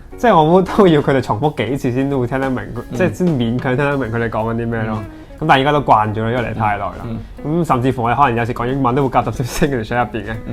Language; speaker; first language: Cantonese; native; Cantonese